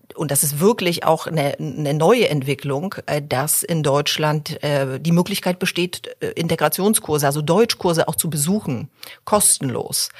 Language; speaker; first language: German; early bilingual, other home language; Polish